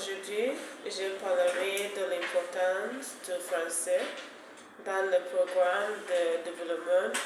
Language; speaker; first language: French; non-native, fluent; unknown